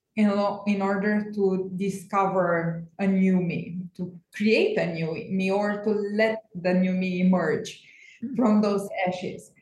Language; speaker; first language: English; non-native, fluent; Romanian